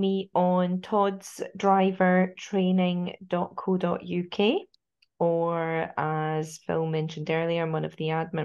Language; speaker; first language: English; native; English